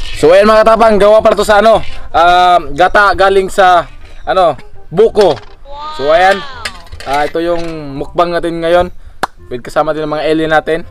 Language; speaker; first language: Filipino; non-native, local second language; Cebuano